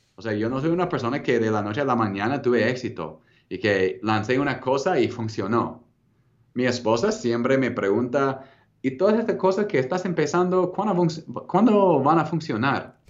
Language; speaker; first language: Spanish; non-native, fluent; English